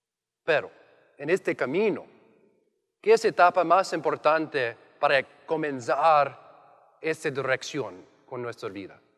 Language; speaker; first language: Spanish; non-native, learner; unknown